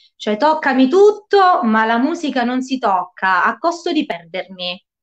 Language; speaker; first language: Italian; native; Italian